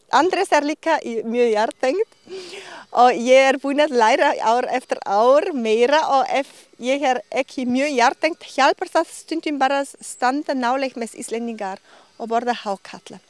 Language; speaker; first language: Icelandic; non-native, learner; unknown